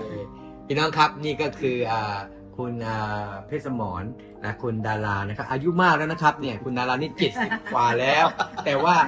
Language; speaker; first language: Thai; native; Thai